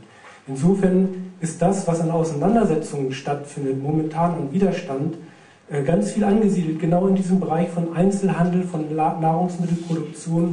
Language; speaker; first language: German; native; German